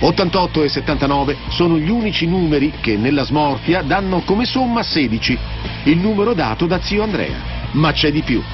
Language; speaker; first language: Italian; native; Italian